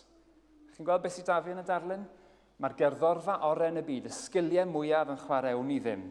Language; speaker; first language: Welsh; native; Welsh